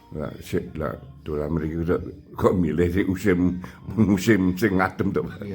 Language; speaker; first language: Javanese; early bilingual, heritage; Javanese